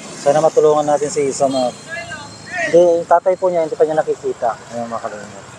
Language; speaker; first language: Filipino; native; Filipino